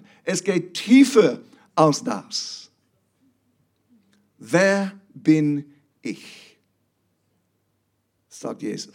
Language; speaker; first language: German; non-native, fluent; English